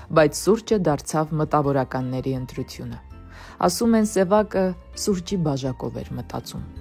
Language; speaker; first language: Armenian; native; Armenian